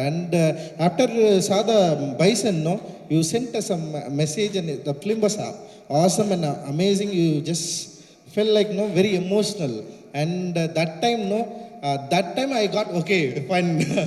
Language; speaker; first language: English; non-native, local second language; Tamil